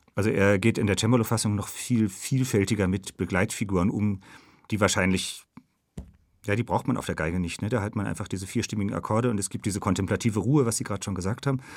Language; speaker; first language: German; native; German